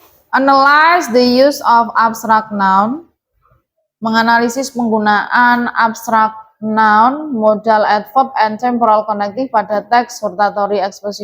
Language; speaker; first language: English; non-native, fluent; Indonesian